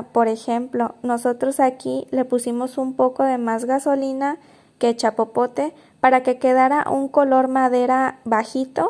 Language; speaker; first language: Spanish; native; Spanish